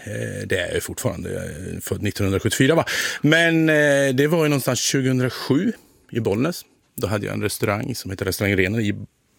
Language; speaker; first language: Swedish; native; Swedish